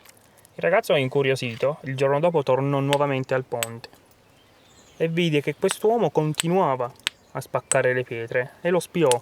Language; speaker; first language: Italian; native; Italian